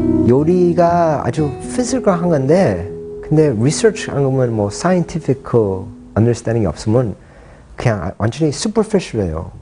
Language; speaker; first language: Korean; early bilingual, heritage; Korean